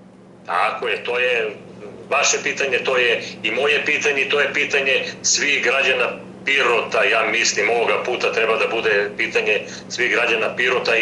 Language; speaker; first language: Serbian; native; Serbian